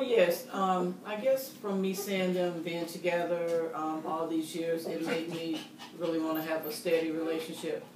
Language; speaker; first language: English; native; English